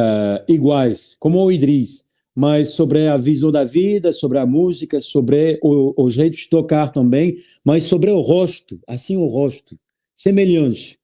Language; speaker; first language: Portuguese; non-native, learner; French